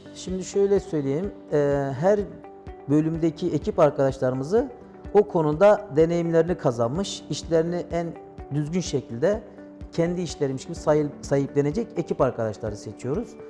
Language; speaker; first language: Turkish; native; Turkish